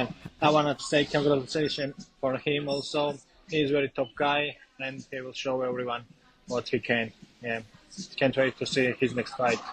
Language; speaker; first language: English; non-native, learner; Georgian